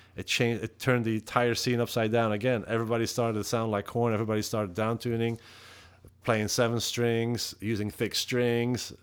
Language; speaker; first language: English; non-native, fluent; Dutch